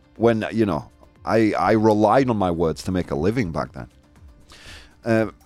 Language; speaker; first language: English; native; English